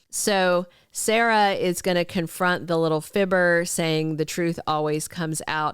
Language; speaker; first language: English; native; English